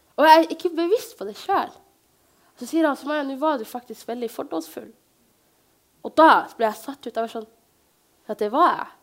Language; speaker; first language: Norwegian; early bilingual, other home language; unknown